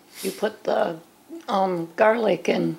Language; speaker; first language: English; native; English